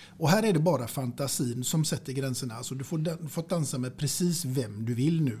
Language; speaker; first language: Swedish; native; Swedish